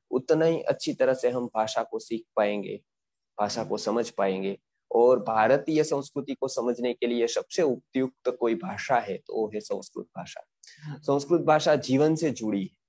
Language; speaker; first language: Hindi; non-native, local second language; Gujarati